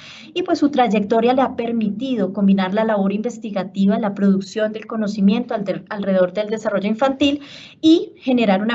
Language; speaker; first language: Spanish; native; Spanish